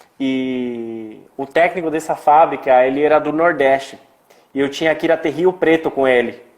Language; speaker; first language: Portuguese; non-native, fluent; Spanish